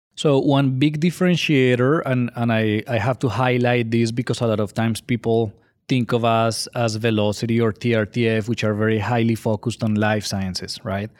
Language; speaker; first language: English; non-native, fluent; Spanish